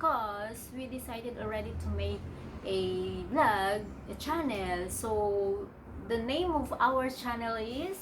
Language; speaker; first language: English; non-native, local second language; Filipino